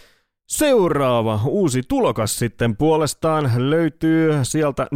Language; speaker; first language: Finnish; native; Finnish